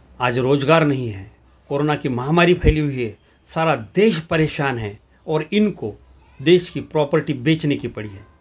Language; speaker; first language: Hindi; native; Hindi